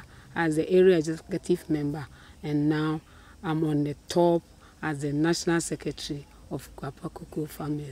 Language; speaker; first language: English; non-native, local second language; Akan